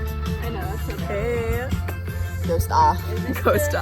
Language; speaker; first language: English; native; English